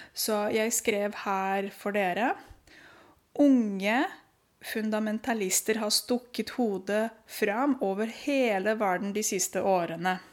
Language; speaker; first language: Norwegian; non-native, fluent; Romanian